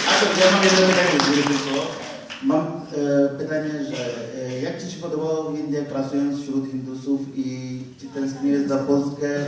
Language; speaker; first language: Polish; non-native, fluent; Hindi